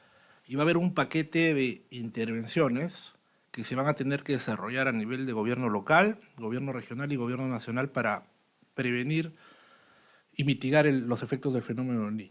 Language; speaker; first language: Spanish; native; Spanish